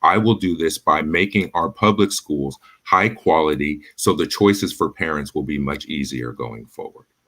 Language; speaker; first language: English; native; English